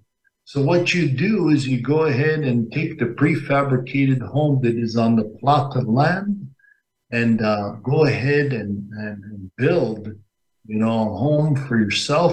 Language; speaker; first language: English; native; English